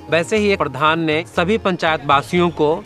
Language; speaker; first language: Hindi; native; Hindi